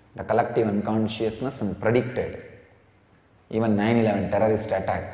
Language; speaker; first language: English; non-native, local second language; Tamil